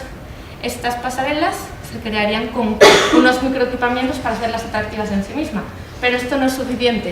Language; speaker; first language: Spanish; native; Spanish